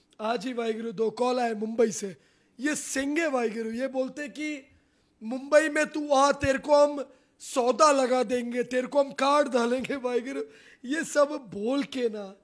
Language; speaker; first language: Hindi; non-native, local second language; Punjabi